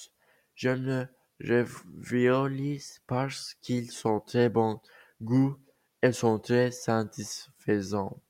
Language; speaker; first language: French; non-native, learner; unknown